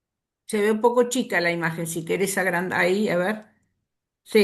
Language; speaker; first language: Spanish; native; Spanish